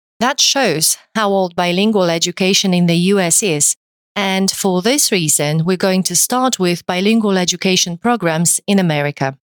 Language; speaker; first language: English; non-native, fluent; Polish